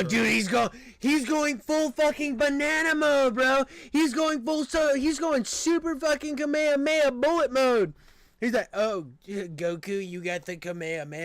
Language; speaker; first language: English; native; English